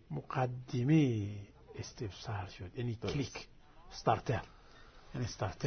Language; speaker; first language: Persian; non-native, fluent; Arabic